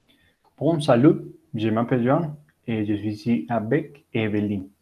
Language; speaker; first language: French; non-native, learner; Spanish